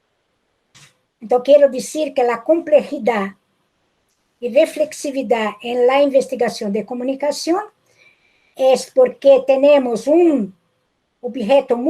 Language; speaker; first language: Spanish; non-native, fluent; Portuguese